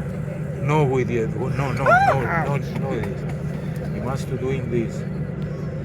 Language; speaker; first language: English; non-native, learner; Greek